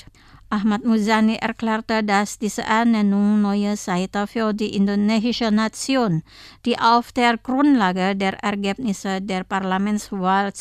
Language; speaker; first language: German; non-native, fluent; Indonesian